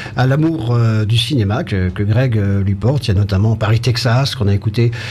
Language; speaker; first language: French; native; French